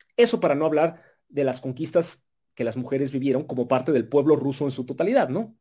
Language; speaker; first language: Spanish; native; Spanish